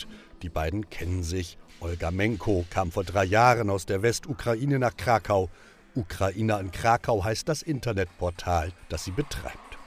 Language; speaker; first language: German; native; German